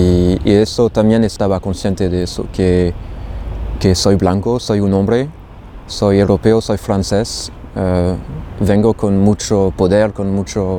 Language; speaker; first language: Spanish; non-native, fluent; French